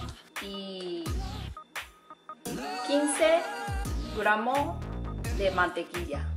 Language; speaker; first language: Spanish; non-native, learner; Japanese